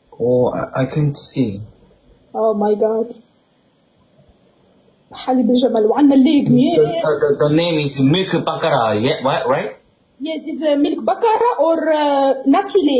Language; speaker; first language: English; non-native, learner; Arabic